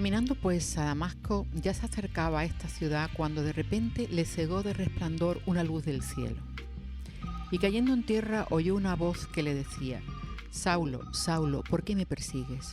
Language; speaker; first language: Spanish; native; Spanish